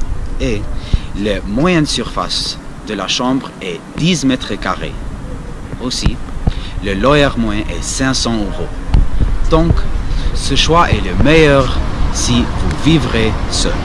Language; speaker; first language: French; non-native, learner; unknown